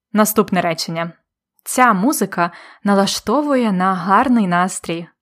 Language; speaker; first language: Ukrainian; native; Ukrainian